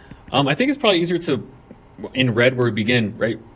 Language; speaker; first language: English; native; English